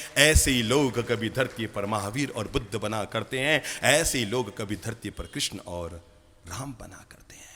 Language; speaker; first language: Hindi; native; Hindi